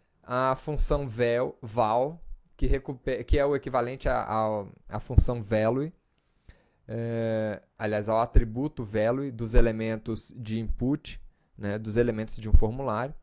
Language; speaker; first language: Portuguese; native; Portuguese